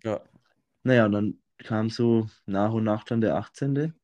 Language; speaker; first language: German; native; German